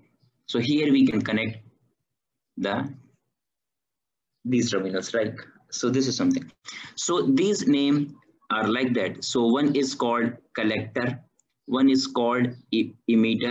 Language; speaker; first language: English; non-native, fluent; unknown